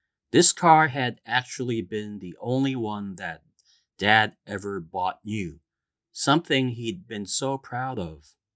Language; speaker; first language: English; non-native, fluent; Korean